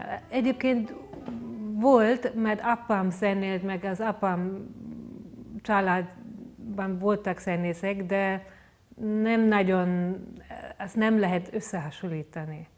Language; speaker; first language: Hungarian; non-native, fluent; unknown